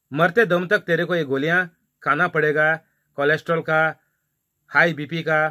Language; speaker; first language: Hindi; non-native, local second language; Marathi